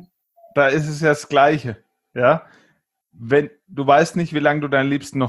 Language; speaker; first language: German; native; German